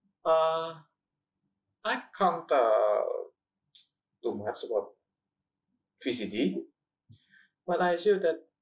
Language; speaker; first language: English; non-native, learner; Indonesian